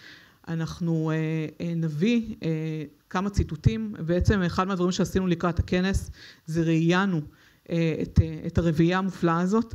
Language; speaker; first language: Hebrew; native; Hebrew